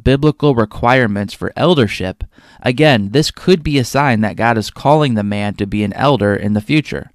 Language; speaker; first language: English; native; English